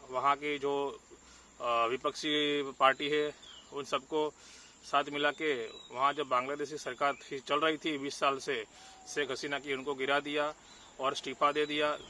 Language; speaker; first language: Hindi; non-native, local second language; Gujarati